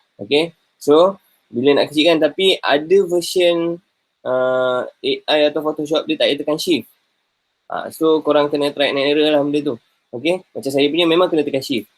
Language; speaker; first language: Malay; native; Malay